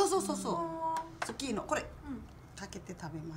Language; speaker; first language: Japanese; non-native, learner; Thai